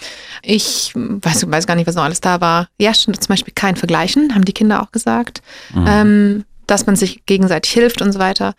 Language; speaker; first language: German; native; German